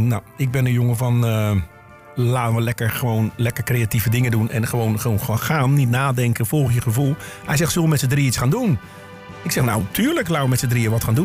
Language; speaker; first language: Dutch; native; Dutch